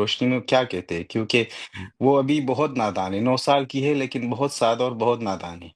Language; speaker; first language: Urdu; native; Urdu